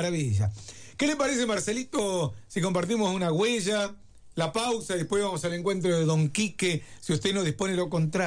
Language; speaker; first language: Spanish; native; Spanish